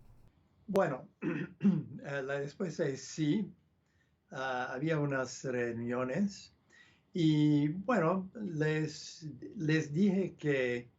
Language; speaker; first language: Spanish; non-native, fluent; English